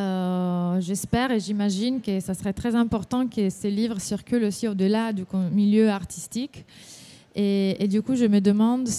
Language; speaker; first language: French; non-native, fluent; Italian